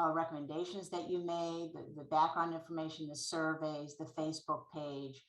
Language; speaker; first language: English; native; English